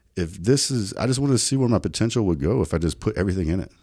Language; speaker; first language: English; native; English